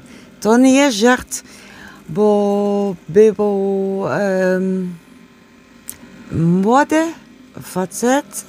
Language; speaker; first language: Polish; non-native, learner; Dutch